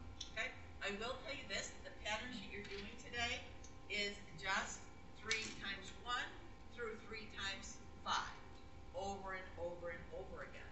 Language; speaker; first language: English; native; English